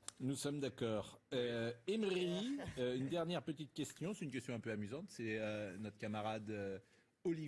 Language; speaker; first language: French; native; French